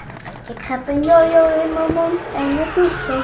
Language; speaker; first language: Dutch; non-native, learner; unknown